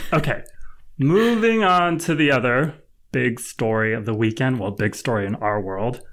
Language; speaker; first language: English; native; English